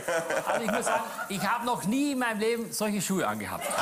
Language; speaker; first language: German; native; German